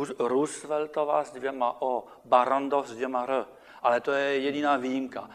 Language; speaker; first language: Czech; non-native, fluent; French